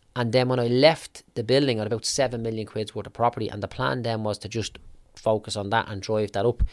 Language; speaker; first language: English; native; English